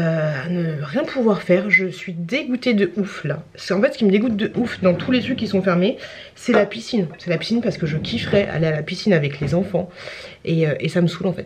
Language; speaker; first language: French; native; French